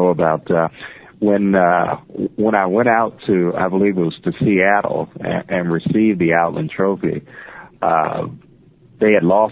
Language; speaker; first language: English; native; English